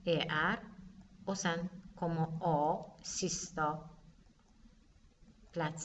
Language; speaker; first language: Swedish; non-native, fluent; Persian